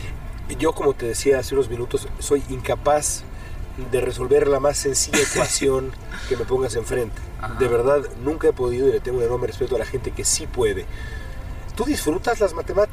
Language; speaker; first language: Spanish; native; Spanish